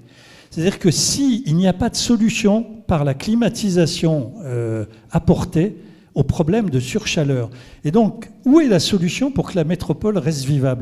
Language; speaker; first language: French; native; French